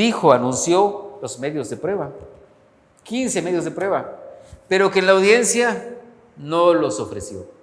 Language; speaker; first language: Spanish; native; Spanish